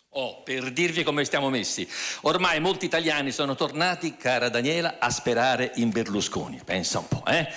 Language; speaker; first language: Italian; native; Italian